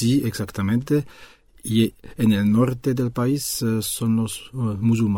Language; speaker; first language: Spanish; non-native, fluent; French